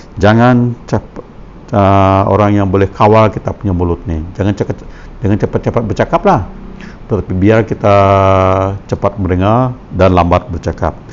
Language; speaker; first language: Malay; non-native, local second language; Iban